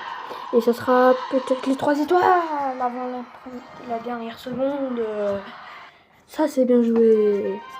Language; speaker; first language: French; native; French